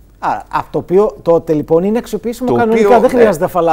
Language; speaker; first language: Greek; native; Greek